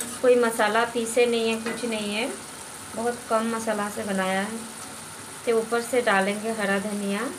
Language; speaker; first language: Hindi; non-native, local second language; Bangla